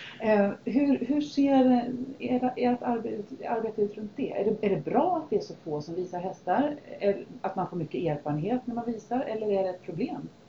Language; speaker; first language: Swedish; native; Swedish